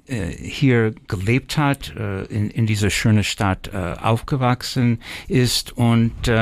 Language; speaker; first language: German; early bilingual, heritage; German